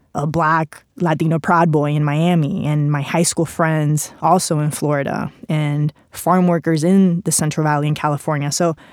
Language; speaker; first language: English; non-native, fluent; Spanish